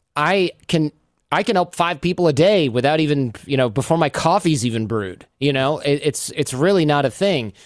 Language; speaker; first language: English; native; English